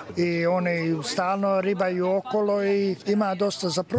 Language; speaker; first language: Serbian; early bilingual, heritage; Serbian